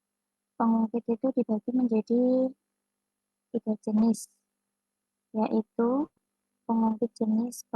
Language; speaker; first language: Indonesian; native; Indonesian